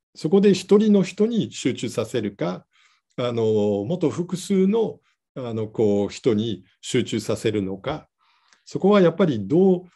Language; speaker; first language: Japanese; non-native, fluent; Dutch